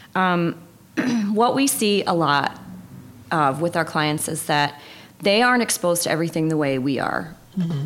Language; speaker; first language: English; native; English